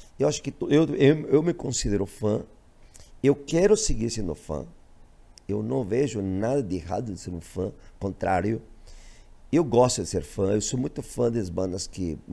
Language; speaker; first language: Portuguese; non-native, fluent; Spanish